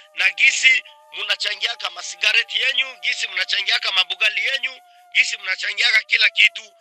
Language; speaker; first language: Swahili; native; Swahili